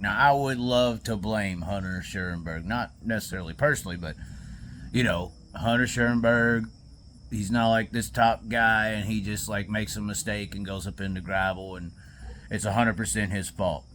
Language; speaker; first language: English; native; English